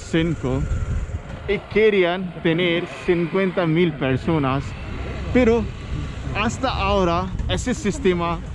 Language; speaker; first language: Spanish; non-native, fluent; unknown